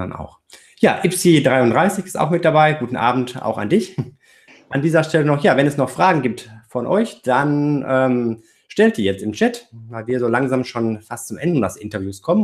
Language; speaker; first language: German; native; German